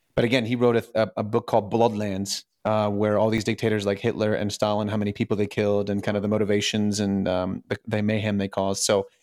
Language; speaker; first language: English; early bilingual, other home language; Russian